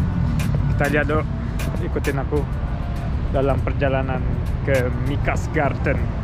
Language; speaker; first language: Indonesian; early bilingual, heritage; German